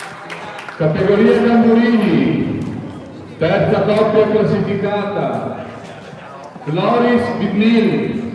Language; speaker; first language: Italian; native; Italian